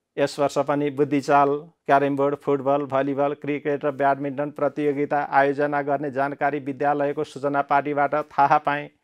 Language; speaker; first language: Nepali; native; Nepali